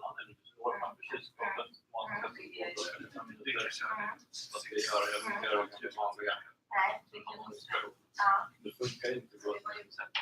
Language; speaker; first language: Swedish; native; Swedish